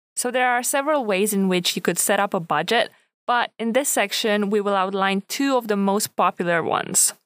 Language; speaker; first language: English; non-native, fluent; Romanian